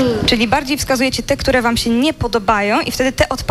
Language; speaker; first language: Polish; native; Polish